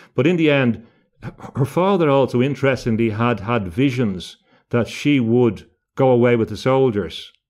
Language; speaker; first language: English; native; English